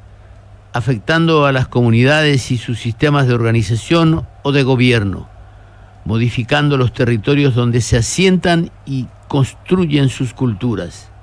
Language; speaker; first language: Spanish; native; Spanish